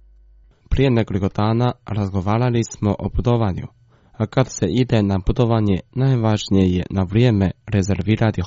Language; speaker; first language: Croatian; non-native, fluent; Chinese